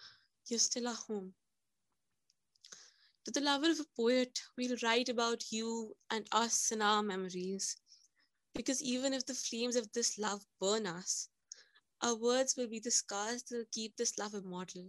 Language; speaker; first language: English; non-native, local second language; Hindi